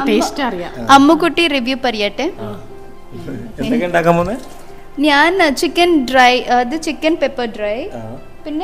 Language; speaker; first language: Malayalam; non-native, learner; Tamil